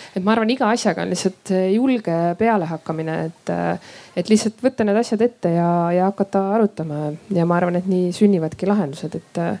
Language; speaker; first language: Estonian; native; Estonian